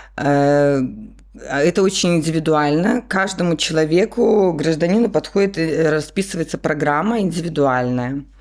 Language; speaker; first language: Russian; native; Russian